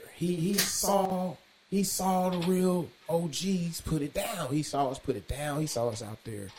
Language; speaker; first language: English; native; English